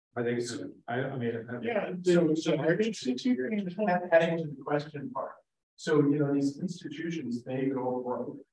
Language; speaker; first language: English; native; English